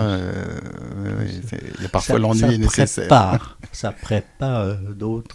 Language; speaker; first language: French; non-native, fluent; Korean